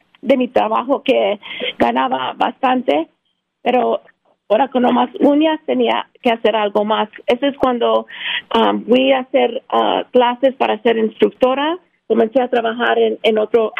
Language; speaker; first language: Spanish; early bilingual, heritage; Spanish